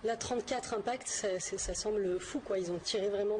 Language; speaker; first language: French; native; French